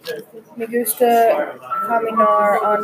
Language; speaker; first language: Spanish; non-native, learner; English